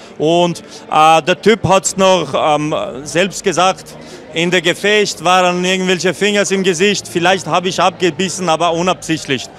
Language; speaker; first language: German; non-native, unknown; Albanian